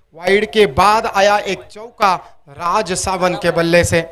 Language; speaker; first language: Hindi; non-native, local second language; Marathi